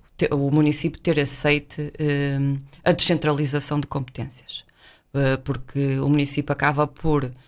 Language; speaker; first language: Portuguese; native; Portuguese